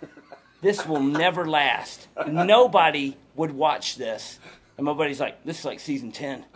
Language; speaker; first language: English; native; English